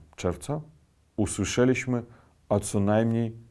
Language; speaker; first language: Polish; non-native, fluent; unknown